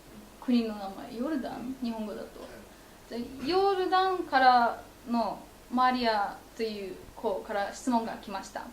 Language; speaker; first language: Japanese; non-native, fluent; Polish